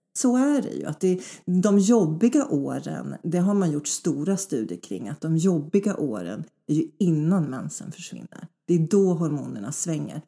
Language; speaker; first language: Swedish; early bilingual, other home language; Polish